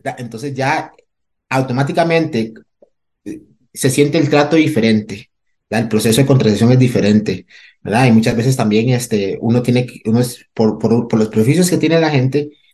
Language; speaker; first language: Spanish; non-native, local second language; Jamaican Creole English